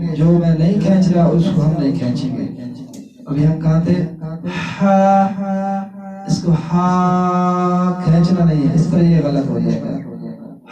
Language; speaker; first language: Urdu; non-native, local second language; Punjabi